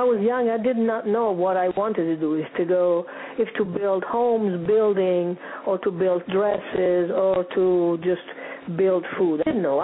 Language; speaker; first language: English; non-native, fluent; Italian